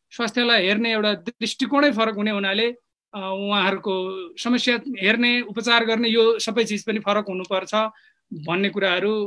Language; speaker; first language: Nepali; non-native, local second language; Eastern Tamang